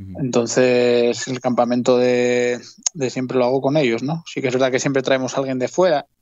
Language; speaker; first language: Spanish; native; Spanish